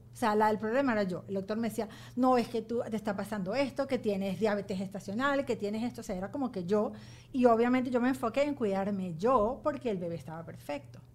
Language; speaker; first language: Spanish; native; Spanish